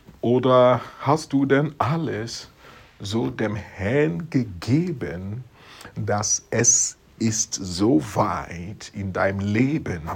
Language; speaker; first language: German; non-native, fluent; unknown